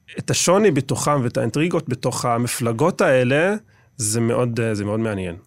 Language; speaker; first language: Hebrew; non-native, local second language; Arabic